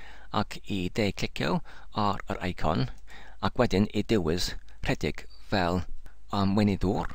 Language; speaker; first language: Welsh; non-native, learner; English